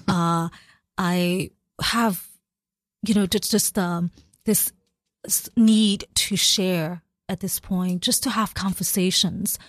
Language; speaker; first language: English; early bilingual, other home language; Cantonese